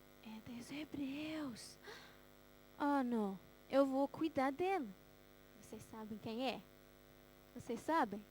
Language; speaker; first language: Portuguese; early bilingual, heritage; Portuguese